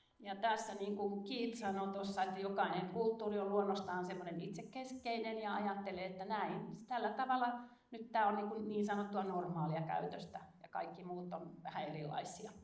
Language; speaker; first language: Finnish; native; Finnish